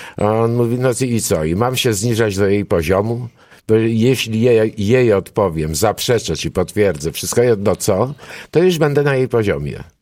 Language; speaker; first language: Polish; early bilingual, other home language; Greek